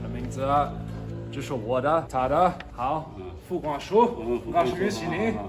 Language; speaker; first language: Chinese; non-native, learner; English